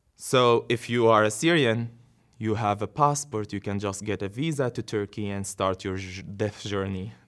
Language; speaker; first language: English; non-native, fluent; Arabic